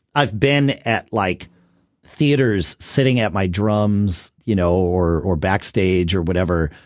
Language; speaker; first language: English; native; English